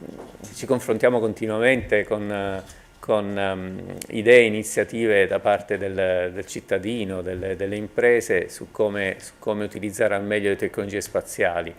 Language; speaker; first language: Italian; native; Italian